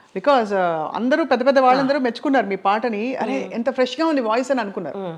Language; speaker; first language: Telugu; native; Telugu